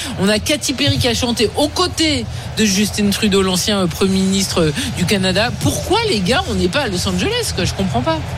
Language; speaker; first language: French; native; French